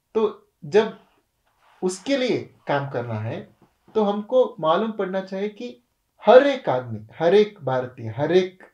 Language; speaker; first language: Hindi; non-native, local second language; Kannada